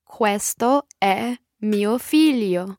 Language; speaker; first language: Italian; non-native, learner; English